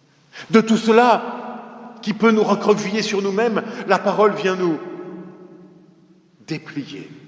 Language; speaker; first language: French; native; French